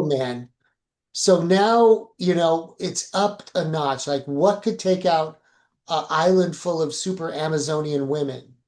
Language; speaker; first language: English; native; English